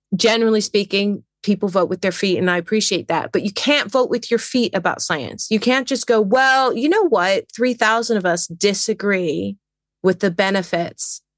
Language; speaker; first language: English; native; English